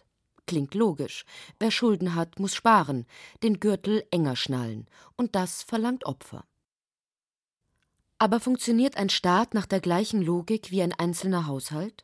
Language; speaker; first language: German; native; German